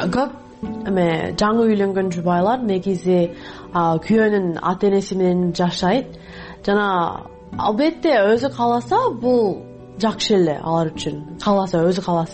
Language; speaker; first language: Kyrgyz; non-native, fluent; English